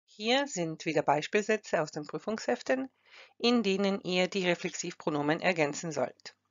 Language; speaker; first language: German; non-native, fluent; Croatian